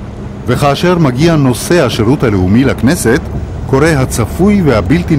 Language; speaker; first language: Hebrew; native; Hebrew